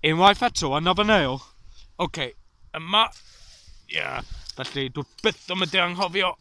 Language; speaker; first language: Welsh; non-native, learner; English